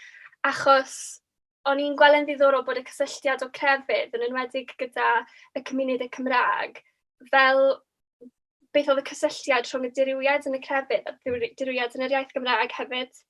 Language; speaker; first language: Welsh; native; Welsh